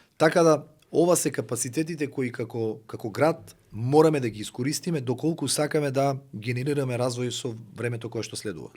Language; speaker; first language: Macedonian; native; Macedonian